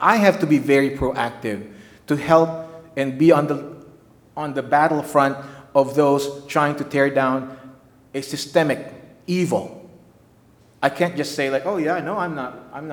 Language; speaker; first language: English; non-native, local second language; Filipino